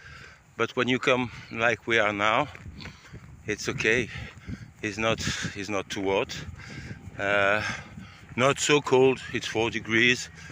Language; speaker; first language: English; non-native, learner; French